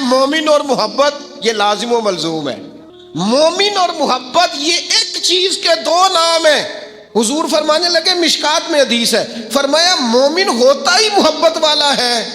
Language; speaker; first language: Urdu; non-native, local second language; Punjabi